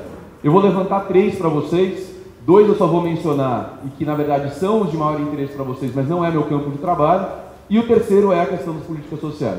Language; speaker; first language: Portuguese; native; Portuguese